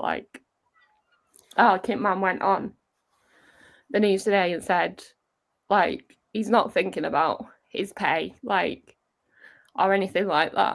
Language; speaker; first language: English; native; English